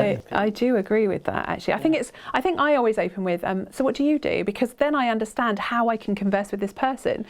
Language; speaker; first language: English; native; English